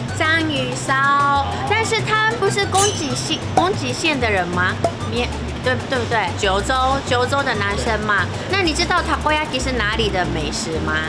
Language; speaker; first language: Chinese; non-native, fluent; Japanese